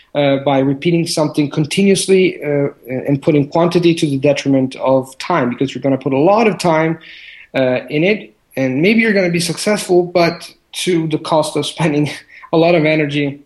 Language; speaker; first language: English; non-native, fluent; Italian